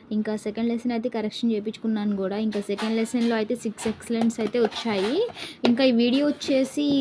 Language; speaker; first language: Telugu; native; Telugu